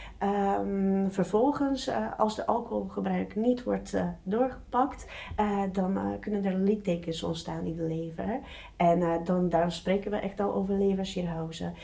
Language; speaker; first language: Dutch; non-native, fluent; Czech